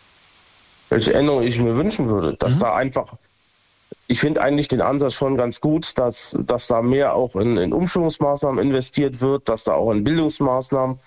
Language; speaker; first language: German; native; German